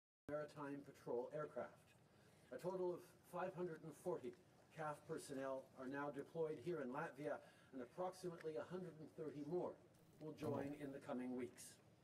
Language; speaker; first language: English; early bilingual, other home language; French